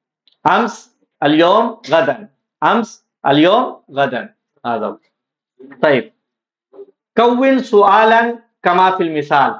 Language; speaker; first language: Arabic; non-native, fluent; Urdu